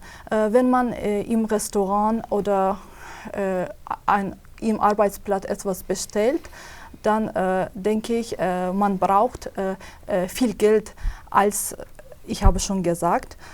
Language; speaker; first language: German; non-native, fluent; Azerbaijani